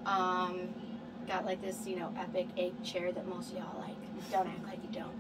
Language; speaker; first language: English; native; English